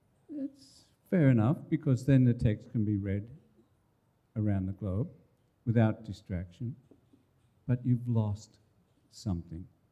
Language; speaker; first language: English; native; English